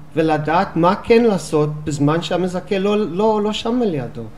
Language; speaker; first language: Hebrew; non-native, fluent; English